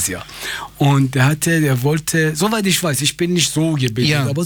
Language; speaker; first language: German; non-native, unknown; Persian